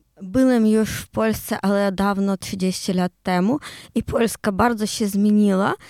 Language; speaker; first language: Polish; non-native, learner; Ukrainian